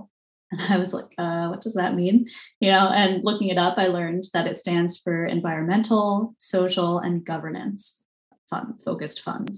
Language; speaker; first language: English; native; English